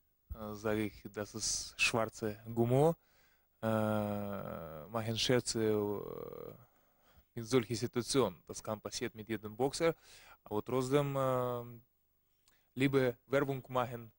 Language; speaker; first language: German; non-native, learner; Russian